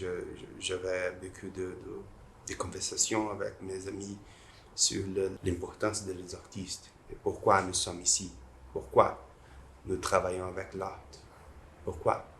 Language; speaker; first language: French; non-native, learner; Portuguese